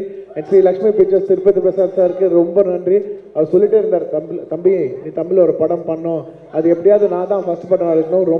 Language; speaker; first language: Tamil; non-native, local second language; Telugu